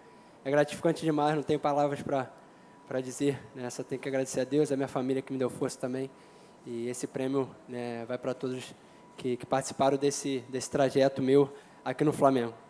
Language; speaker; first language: Portuguese; native; Portuguese